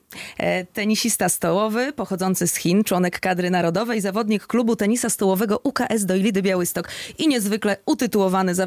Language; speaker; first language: Polish; native; Polish